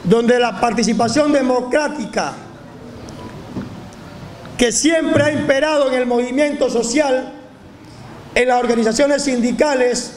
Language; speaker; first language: Spanish; native; Spanish